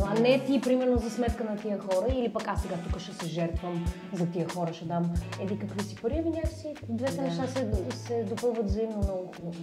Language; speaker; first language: Bulgarian; native; Bulgarian